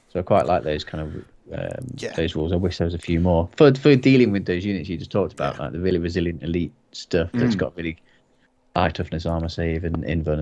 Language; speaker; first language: English; native; English